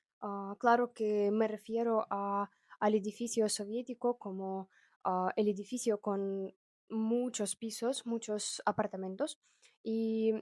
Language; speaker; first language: Spanish; non-native, fluent; Russian